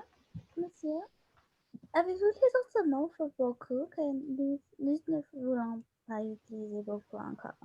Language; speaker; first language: French; non-native, learner; English